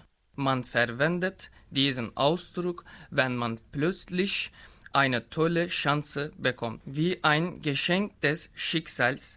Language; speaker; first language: German; non-native, learner; Turkish